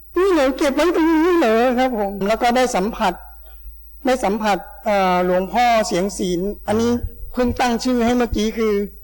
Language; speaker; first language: Thai; native; Thai